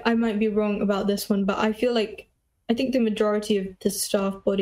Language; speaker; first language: English; native; English